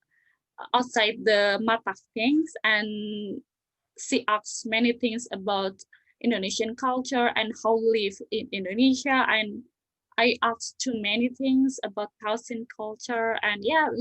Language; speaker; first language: English; non-native, learner; Indonesian